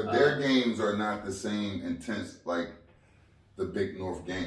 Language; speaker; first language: English; native; English